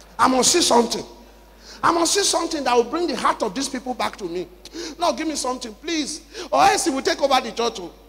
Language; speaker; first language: English; non-native, local second language; Yoruba